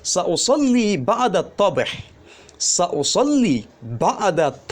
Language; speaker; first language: Arabic; non-native, fluent; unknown